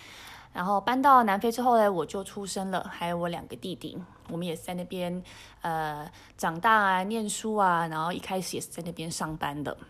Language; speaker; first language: Chinese; early bilingual, heritage; Chinese